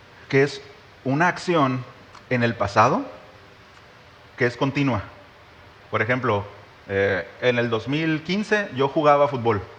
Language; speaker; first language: Spanish; native; Spanish